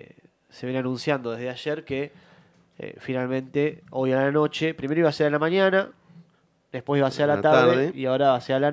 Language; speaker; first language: Spanish; native; Spanish